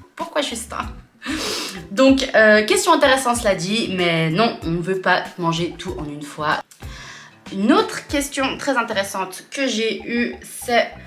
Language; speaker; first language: French; native; French